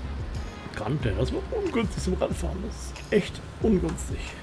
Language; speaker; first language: German; native; German